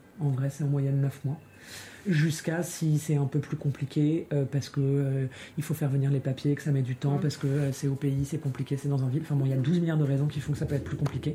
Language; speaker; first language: French; native; French